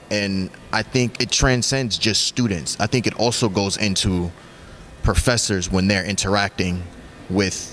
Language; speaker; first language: English; native; English